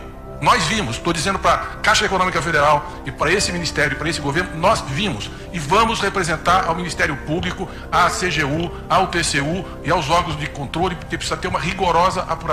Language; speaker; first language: Portuguese; native; Portuguese